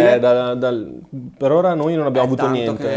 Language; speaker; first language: Italian; native; Italian